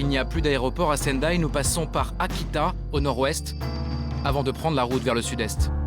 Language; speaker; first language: French; native; French